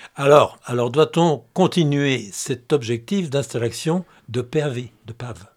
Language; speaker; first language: French; native; French